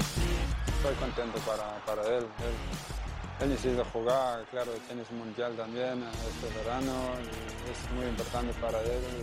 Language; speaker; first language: Spanish; non-native, learner; Danish